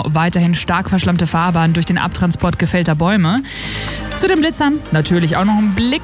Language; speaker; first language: German; native; German